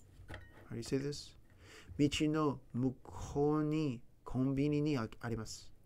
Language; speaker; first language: English; native; English